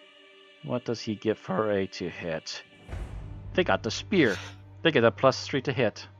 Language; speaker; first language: English; native; English